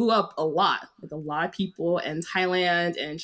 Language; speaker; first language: English; native; English